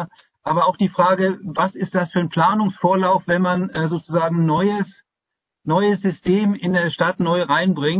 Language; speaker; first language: German; native; German